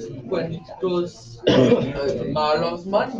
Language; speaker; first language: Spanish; non-native, learner; English